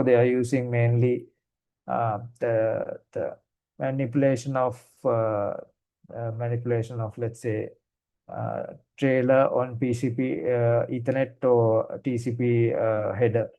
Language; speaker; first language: English; non-native, fluent; Sinhala